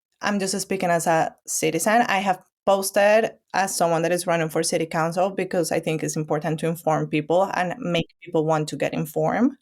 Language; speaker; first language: English; non-native, fluent; Spanish